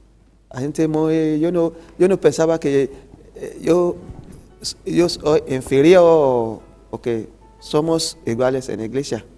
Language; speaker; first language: Spanish; non-native, learner; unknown